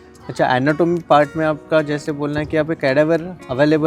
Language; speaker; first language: Hindi; native; Hindi